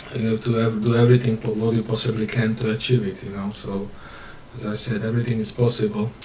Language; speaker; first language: English; non-native, fluent; Slovak